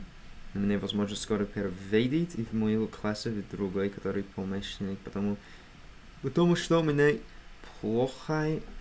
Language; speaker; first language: Russian; non-native, learner; English